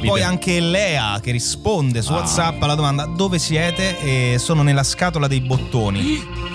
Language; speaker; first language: Italian; native; Italian